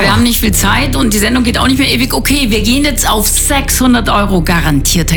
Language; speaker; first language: German; native; German